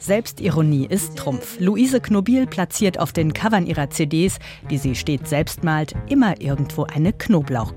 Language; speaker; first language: German; native; German